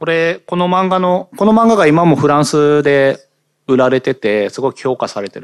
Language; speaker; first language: Japanese; native; Japanese